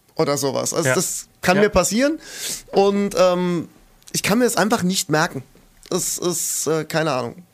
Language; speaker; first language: German; native; German